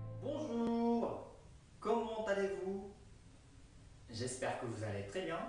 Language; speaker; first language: French; non-native, fluent; Japanese